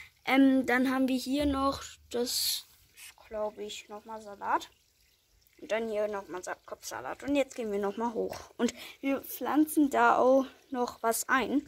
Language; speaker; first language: German; native; German